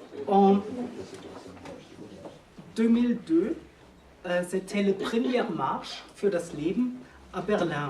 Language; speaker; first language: French; non-native, learner; German